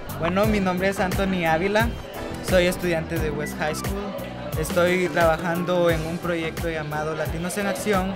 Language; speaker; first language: Spanish; early bilingual, other home language; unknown